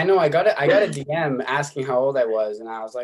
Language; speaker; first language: English; native; English